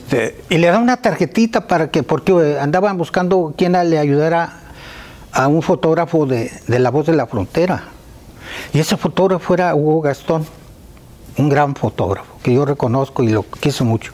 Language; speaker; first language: Spanish; native; Spanish